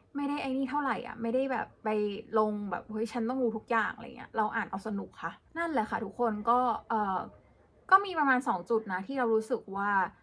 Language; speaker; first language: Thai; native; Thai